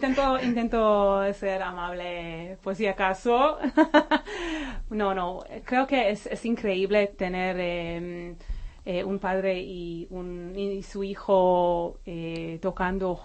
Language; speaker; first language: Spanish; non-native, fluent; Hebrew